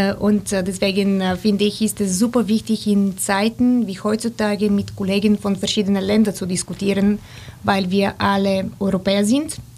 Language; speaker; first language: German; non-native, fluent; Bulgarian